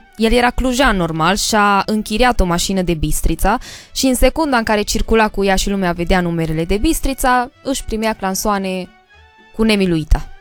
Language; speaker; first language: Romanian; early bilingual, heritage; Romanian